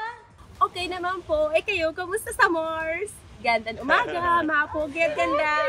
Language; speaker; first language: Filipino; non-native, learner; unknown